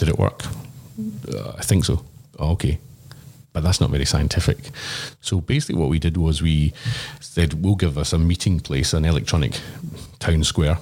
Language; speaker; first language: English; native; English